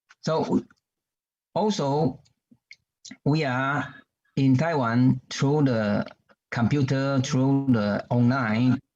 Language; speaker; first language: English; non-native, learner; Chinese